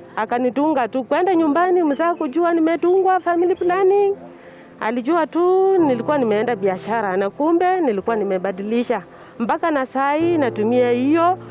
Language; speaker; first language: Swahili; non-native, local second language; Luyia